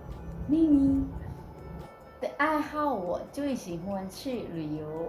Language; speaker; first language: Chinese; non-native, learner; Lao